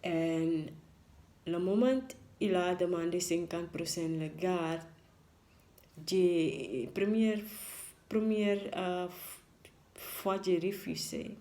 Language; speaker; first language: French; non-native, learner; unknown